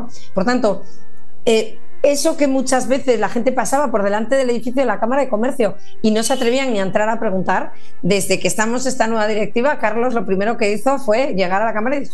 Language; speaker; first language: Spanish; native; Spanish